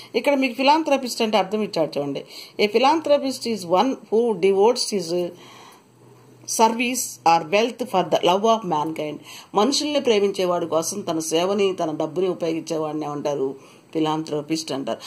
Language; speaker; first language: Telugu; native; Telugu